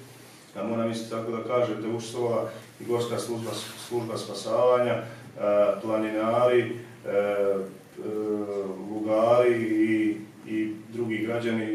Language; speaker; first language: Bosnian; native; Bosnian